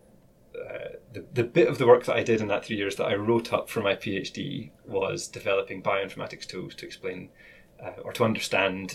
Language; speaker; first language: English; native; English